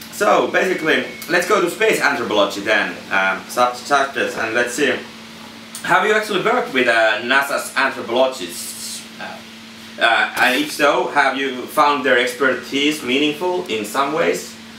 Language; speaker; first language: English; non-native, fluent; Finnish